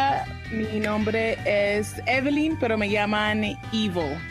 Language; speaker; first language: Spanish; early bilingual, heritage; Spanish